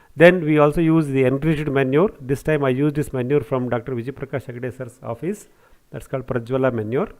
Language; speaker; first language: English; non-native, local second language; Kannada